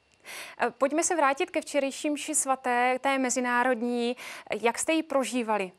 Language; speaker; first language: Czech; native; Czech